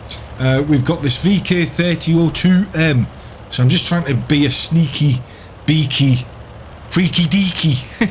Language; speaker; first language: English; native; English